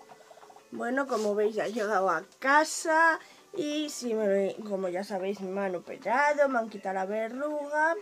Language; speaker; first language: Spanish; native; Spanish